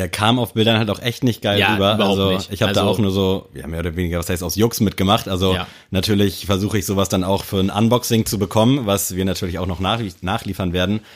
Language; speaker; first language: German; native; German